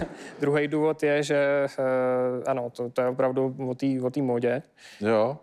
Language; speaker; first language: Czech; non-native, fluent; Ukrainian